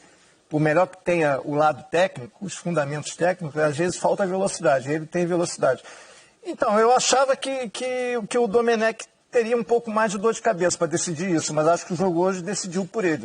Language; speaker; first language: Portuguese; native; Portuguese